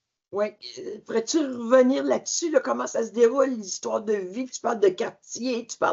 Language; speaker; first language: French; native; French